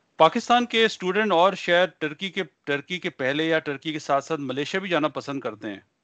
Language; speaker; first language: Hindi; early bilingual, heritage; Punjabi